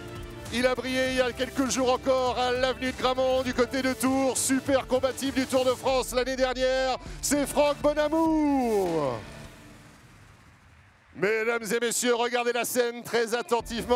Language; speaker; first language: French; native; French